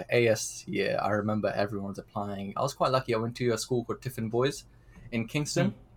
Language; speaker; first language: English; early bilingual, other home language; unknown